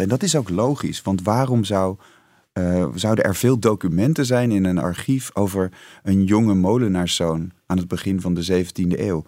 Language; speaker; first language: Dutch; native; Dutch